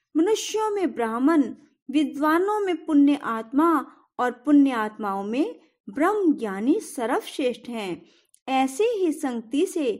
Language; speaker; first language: Hindi; native; Hindi